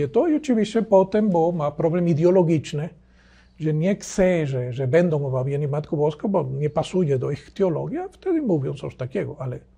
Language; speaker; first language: Polish; non-native, learner; Spanish